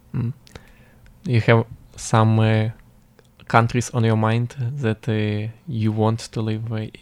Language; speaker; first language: English; non-native, fluent; Ukrainian